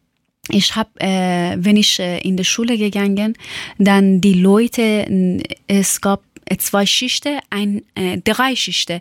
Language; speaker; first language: German; non-native, learner; Persian